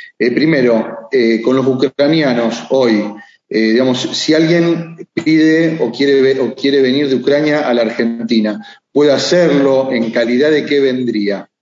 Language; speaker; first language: Spanish; native; Spanish